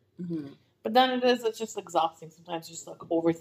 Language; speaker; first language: English; non-native, fluent; Arabic